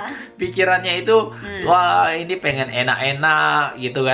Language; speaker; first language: Indonesian; native; Indonesian